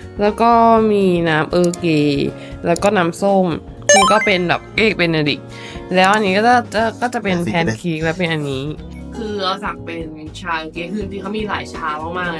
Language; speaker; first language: Thai; native; Thai